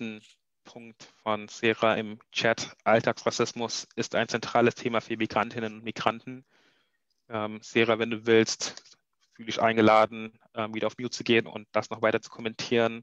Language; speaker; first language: German; native; German